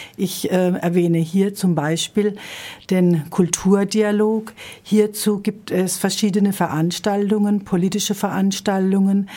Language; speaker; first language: German; native; German